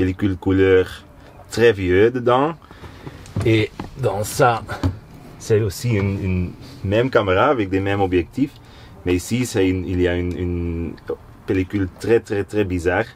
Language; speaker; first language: French; non-native, local second language; Dutch